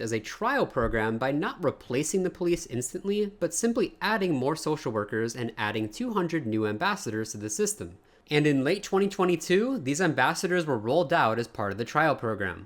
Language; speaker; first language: English; native; English